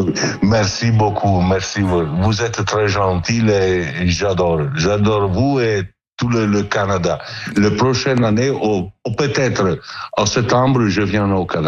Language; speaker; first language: French; non-native, learner; Italian